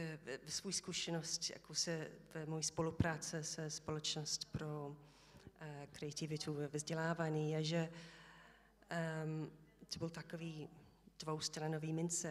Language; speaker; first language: Czech; non-native, learner; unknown